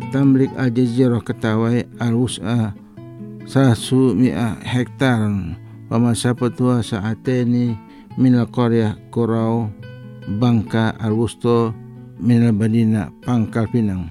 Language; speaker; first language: Arabic; non-native, fluent; Indonesian